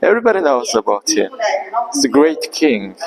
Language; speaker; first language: English; non-native, fluent; Mongolian